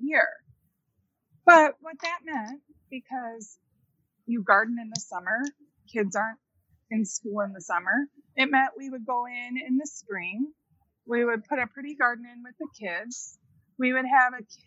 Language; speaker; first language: English; native; English